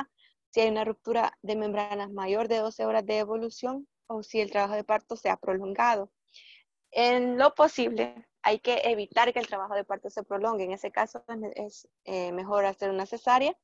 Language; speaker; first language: Spanish; native; Spanish